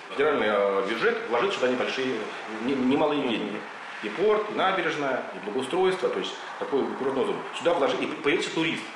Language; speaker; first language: Russian; native; Russian